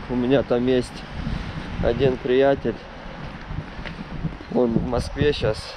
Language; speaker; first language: Russian; non-native, fluent; Romanian